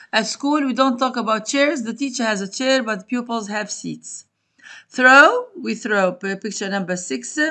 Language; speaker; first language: English; non-native, fluent; Arabic